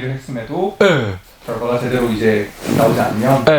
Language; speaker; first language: Korean; native; Korean